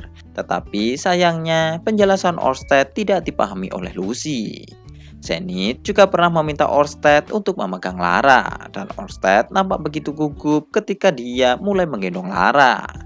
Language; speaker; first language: Indonesian; native; Indonesian